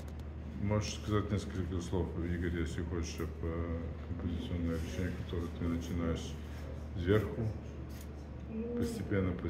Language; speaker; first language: Russian; non-native, learner; Bulgarian